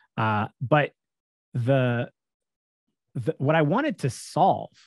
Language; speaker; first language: English; native; English